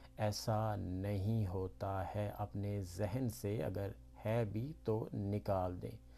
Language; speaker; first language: Urdu; native; Urdu